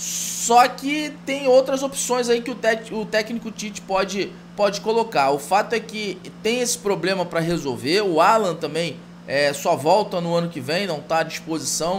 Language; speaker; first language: Portuguese; native; Portuguese